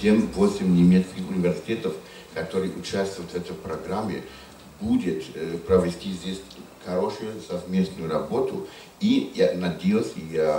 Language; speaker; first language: Russian; non-native, fluent; German